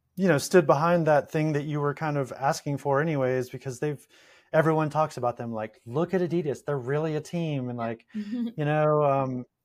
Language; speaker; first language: English; native; English